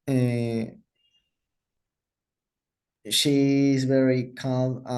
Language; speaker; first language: English; non-native, learner; Spanish